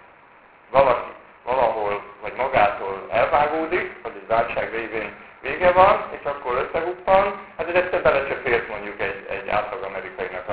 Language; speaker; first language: Hungarian; native; Hungarian